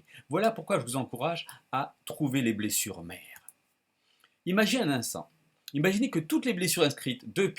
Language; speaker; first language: French; native; French